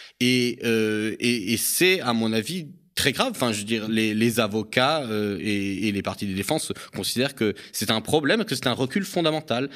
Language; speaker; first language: French; native; French